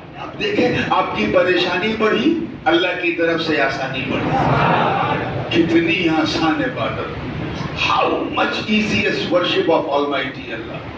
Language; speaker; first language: Urdu; native; Urdu